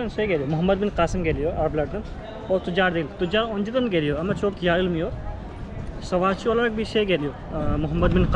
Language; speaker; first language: Turkish; non-native, fluent; Urdu